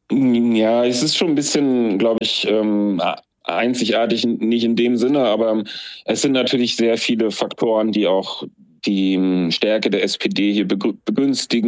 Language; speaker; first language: German; native; German